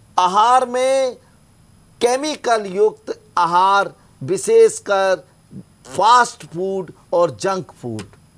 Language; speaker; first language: Hindi; native; Hindi